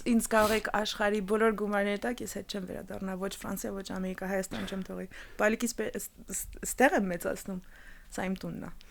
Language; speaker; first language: Armenian; early bilingual, heritage; Armenian